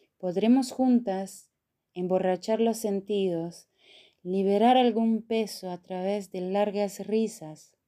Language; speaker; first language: Spanish; non-native, fluent; Portuguese